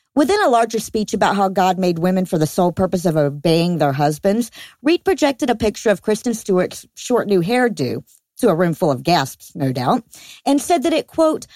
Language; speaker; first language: English; native; English